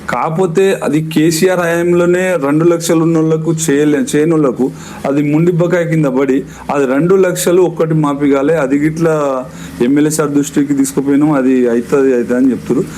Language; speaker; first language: Telugu; non-native, local second language; Lambadi